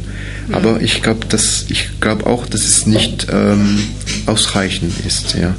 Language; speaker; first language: German; non-native, fluent; French